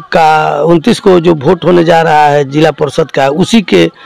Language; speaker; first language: Hindi; native; Hindi